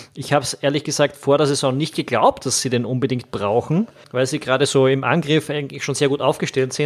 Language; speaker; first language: German; native; German